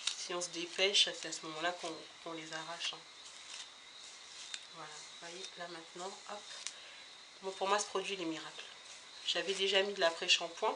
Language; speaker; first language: French; native; French